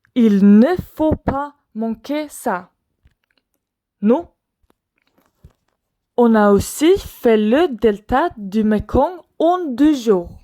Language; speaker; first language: French; non-native, learner; Swedish